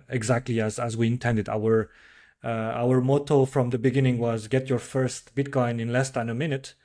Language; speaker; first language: English; non-native, fluent; French